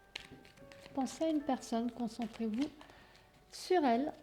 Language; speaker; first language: French; native; French